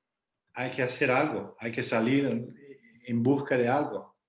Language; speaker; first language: Spanish; non-native, fluent; Portuguese